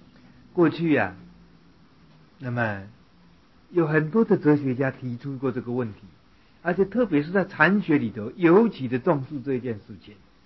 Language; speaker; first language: Chinese; native; Chinese